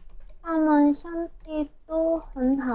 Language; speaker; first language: Chinese; non-native, learner; Korean